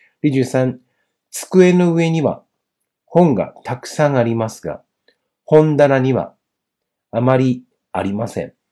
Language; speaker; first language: Japanese; non-native, fluent; Chinese